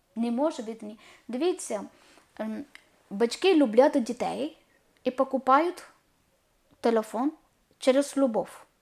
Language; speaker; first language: Ukrainian; non-native, learner; Malayalam